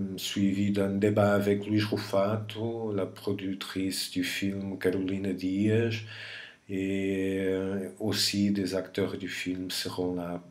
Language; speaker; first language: French; non-native, fluent; Portuguese